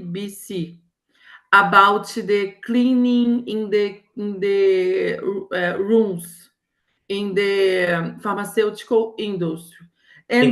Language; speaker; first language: English; non-native, learner; Portuguese